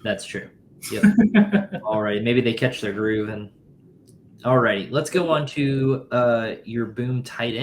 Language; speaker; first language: English; native; English